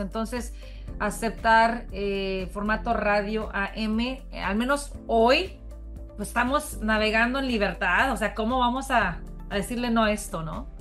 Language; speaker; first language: Spanish; early bilingual, heritage; Spanish